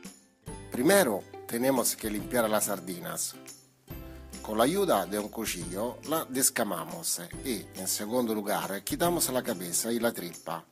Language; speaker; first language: Spanish; non-native, fluent; Italian